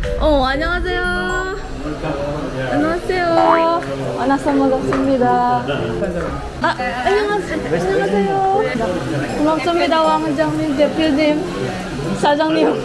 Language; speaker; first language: Korean; non-native, learner; Filipino